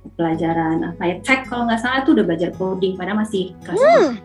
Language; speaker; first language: Indonesian; native; Indonesian